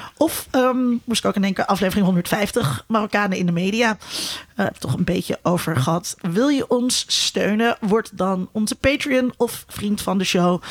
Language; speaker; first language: Dutch; native; Dutch